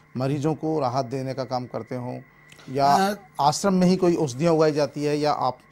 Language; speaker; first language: Hindi; native; Hindi